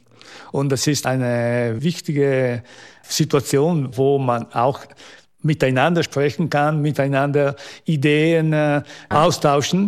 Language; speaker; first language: German; non-native, fluent; Italian